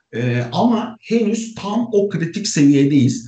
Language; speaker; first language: Turkish; native; Turkish